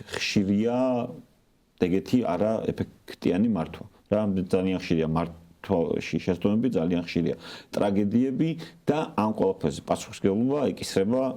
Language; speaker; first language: Georgian; non-native, local second language; Svan